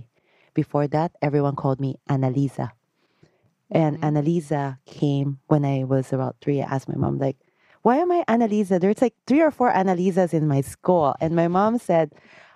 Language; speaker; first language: English; non-native, local second language; Filipino